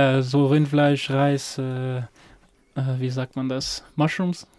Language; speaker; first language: German; non-native, fluent; Croatian